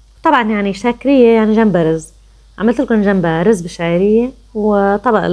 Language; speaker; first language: Arabic; native; Arabic